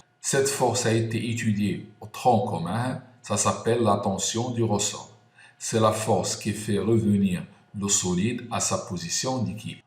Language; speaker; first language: French; non-native, local second language; Arabic